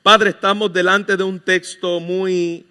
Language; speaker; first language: Spanish; native; Spanish